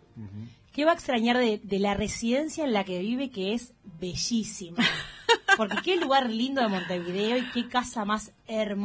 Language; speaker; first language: Spanish; native; Spanish